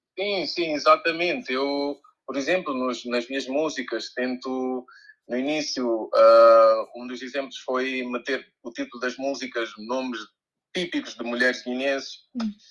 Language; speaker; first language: Portuguese; early bilingual, other home language; Upper Guinea Crioulo